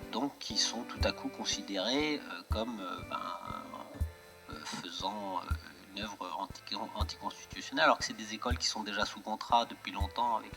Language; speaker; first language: French; native; French